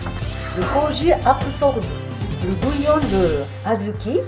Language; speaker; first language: French; non-native, fluent; Japanese